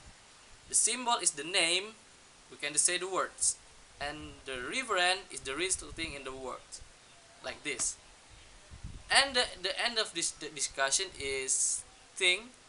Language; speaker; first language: English; non-native, learner; Indonesian